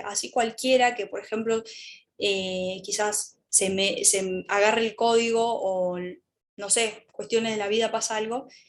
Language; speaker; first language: Spanish; native; Spanish